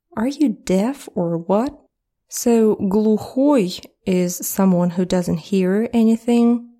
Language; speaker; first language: English; non-native, fluent; Russian